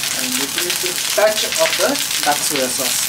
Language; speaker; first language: English; non-native, local second language; Nepali